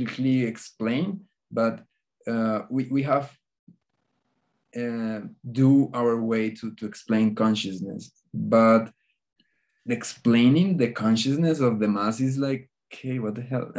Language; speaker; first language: English; non-native, fluent; Spanish